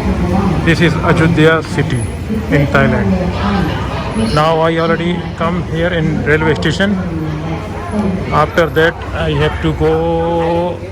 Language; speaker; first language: English; non-native, learner; Urdu